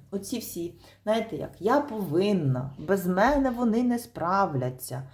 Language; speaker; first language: Ukrainian; non-native, local second language; Russian